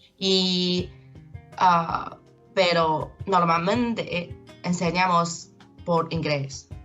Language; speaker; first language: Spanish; non-native, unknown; Chinese